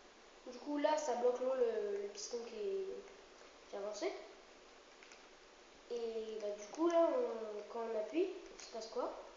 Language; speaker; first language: French; native; French